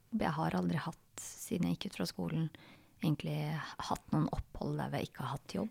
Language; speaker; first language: Norwegian; native; Norwegian